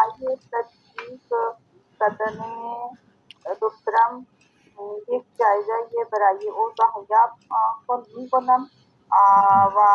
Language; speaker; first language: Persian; non-native, learner; Urdu